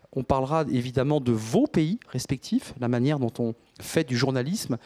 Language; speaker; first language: French; native; French